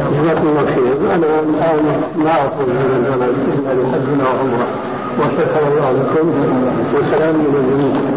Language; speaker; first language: Arabic; native; Arabic